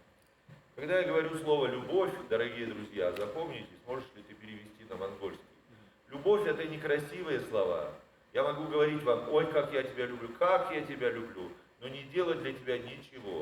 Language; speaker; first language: Russian; native; Russian